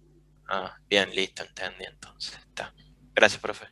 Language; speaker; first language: Spanish; native; Spanish